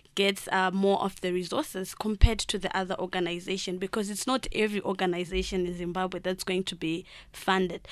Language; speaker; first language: English; non-native, local second language; Shona